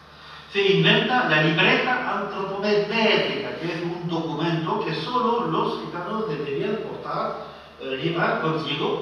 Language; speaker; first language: Spanish; non-native, fluent; French